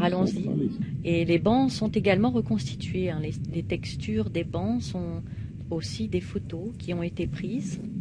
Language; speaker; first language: French; native; French